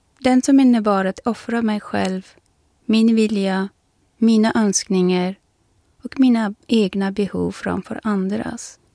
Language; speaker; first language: Swedish; non-native, fluent; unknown